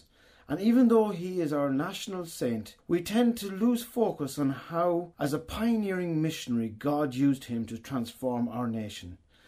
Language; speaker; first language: English; native; English